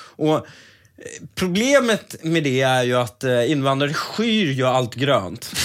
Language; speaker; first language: Swedish; early bilingual, other home language; Persian